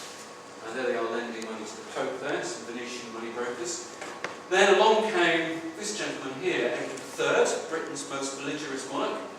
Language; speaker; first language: English; native; English